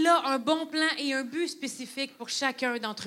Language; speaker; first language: French; native; French